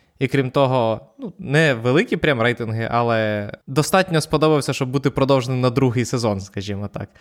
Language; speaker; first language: Ukrainian; native; Ukrainian